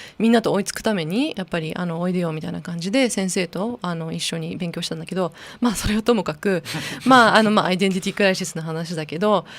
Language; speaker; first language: Japanese; non-native, local second language; English